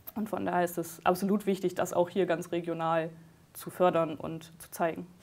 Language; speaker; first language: German; native; German